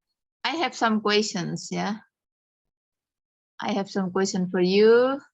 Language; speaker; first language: English; non-native, fluent; Indonesian